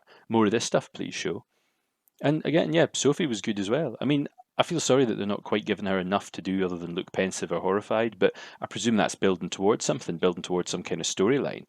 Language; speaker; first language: English; native; English